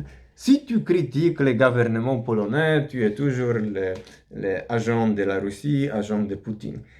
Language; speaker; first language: French; non-native, learner; Polish